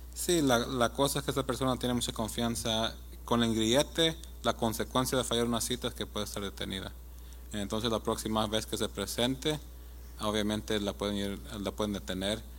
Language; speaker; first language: Spanish; early bilingual, heritage; Spanish